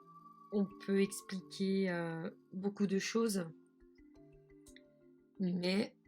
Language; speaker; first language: French; native; French